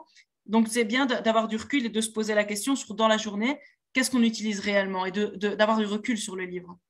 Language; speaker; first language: French; native; French